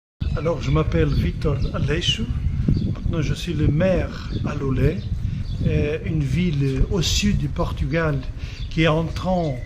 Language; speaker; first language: French; non-native, fluent; Portuguese